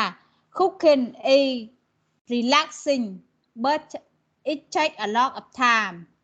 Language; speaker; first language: English; non-native, learner; Vietnamese